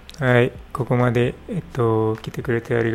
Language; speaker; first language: Japanese; non-native, learner; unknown